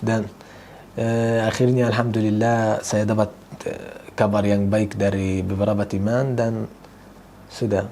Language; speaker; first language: Indonesian; non-native, fluent; Arabic